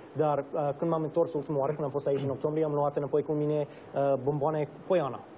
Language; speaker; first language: Romanian; early bilingual, other home language; English